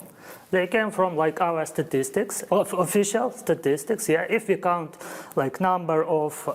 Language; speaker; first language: English; non-native, fluent; Ukrainian